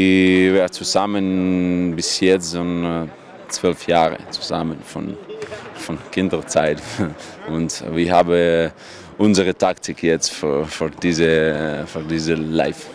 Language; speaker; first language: German; non-native, learner; Russian